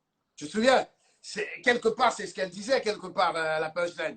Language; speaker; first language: French; native; French